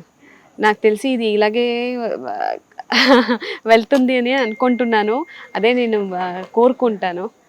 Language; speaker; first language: Telugu; non-native, fluent; Tamil